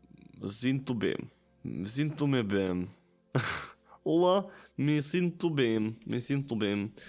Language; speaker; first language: Portuguese; non-native, learner; German